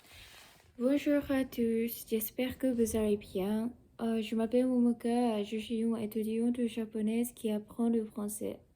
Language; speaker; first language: French; non-native, learner; Japanese